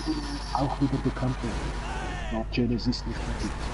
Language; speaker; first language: German; native; German